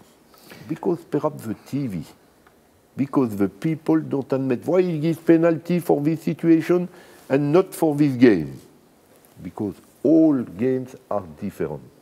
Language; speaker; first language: English; non-native, learner; French